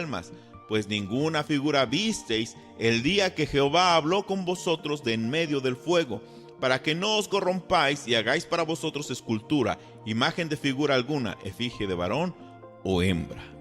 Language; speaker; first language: Spanish; native; Spanish